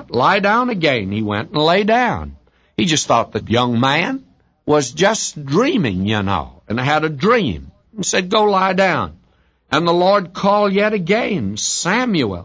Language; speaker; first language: English; native; English